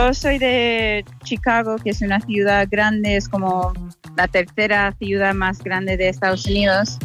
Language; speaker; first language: Spanish; non-native, fluent; English